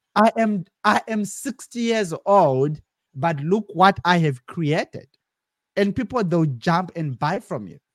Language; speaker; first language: English; non-native, local second language; Shona